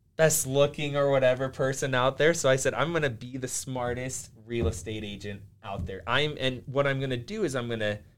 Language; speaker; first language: English; early bilingual, other home language; Finnish